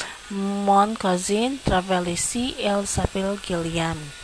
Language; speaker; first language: French; non-native, learner; Filipino